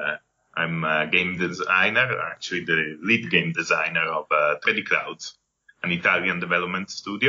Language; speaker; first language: English; non-native, fluent; Italian